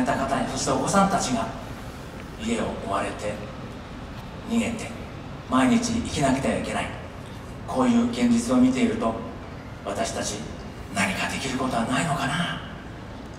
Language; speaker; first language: Japanese; native; Japanese